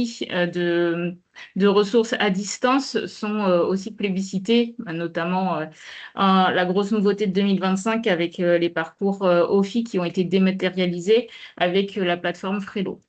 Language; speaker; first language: French; native; French